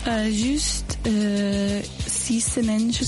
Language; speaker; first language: French; non-native, learner; English